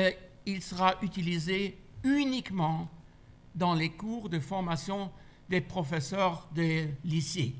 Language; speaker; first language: French; non-native, fluent; German